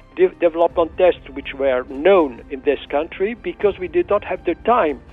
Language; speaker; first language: English; non-native, fluent; Arabic